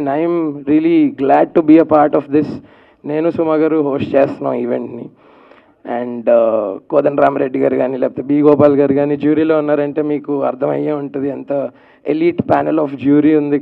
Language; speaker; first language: Telugu; native; Telugu